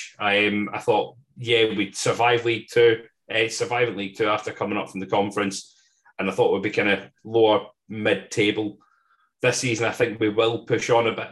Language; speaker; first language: English; native; English